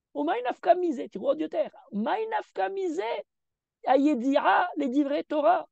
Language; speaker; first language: Hebrew; early bilingual, heritage; French